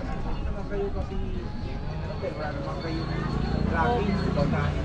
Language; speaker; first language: Filipino; non-native, local second language; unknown